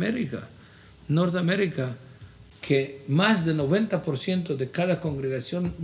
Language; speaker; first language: Spanish; non-native, fluent; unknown